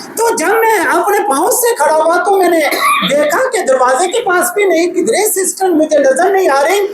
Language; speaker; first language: Urdu; non-native, local second language; Punjabi